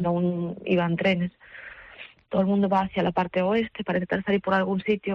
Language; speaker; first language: Spanish; non-native, fluent; Russian